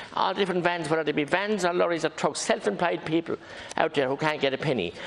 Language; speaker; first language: English; native; English